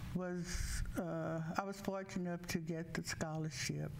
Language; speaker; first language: English; native; English